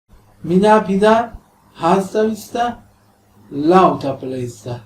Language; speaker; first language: Finnish; non-native, learner; Persian